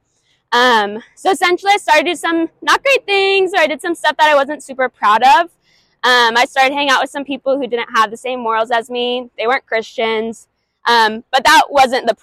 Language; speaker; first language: English; native; English